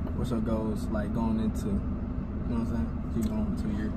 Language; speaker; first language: English; native; English